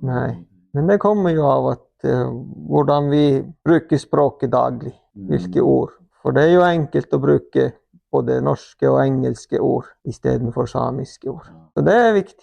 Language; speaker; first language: Norwegian; non-native, local second language; Northern Sami